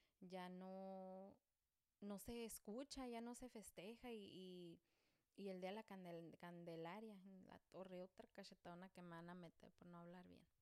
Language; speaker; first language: Spanish; early bilingual, heritage; Spanish